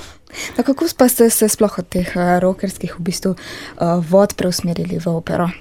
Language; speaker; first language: Slovenian; native; Slovenian